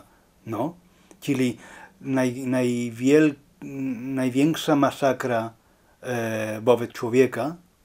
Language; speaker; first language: Polish; non-native, learner; Spanish